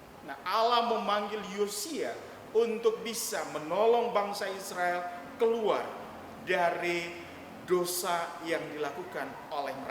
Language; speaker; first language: Indonesian; native; Indonesian